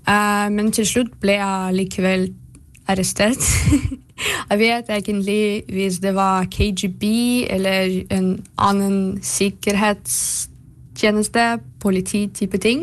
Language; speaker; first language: Norwegian; non-native, fluent; Russian